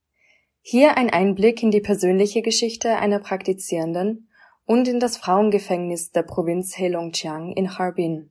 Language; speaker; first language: German; native; German